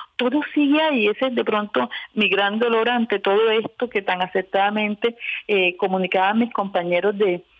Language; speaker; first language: Spanish; native; Spanish